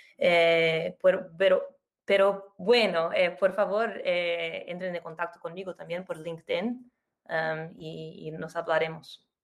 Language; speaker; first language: Spanish; non-native, fluent; Portuguese